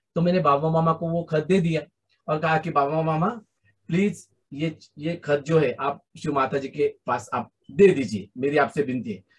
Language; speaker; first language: Hindi; non-native, local second language; Marathi